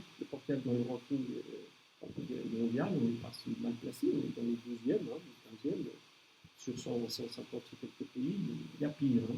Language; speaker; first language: French; native; French